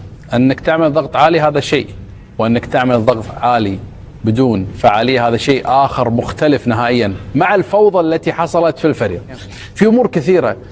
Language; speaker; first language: Arabic; native; Arabic